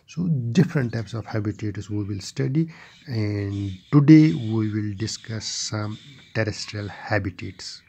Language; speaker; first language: English; non-native, local second language; Kashmiri